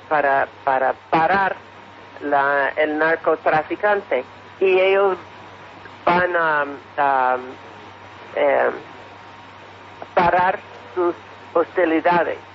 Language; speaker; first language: Spanish; non-native, fluent; English